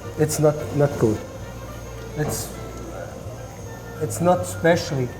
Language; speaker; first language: English; non-native, learner; German